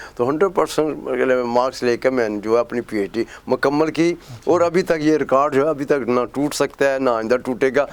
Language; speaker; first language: Urdu; native; Urdu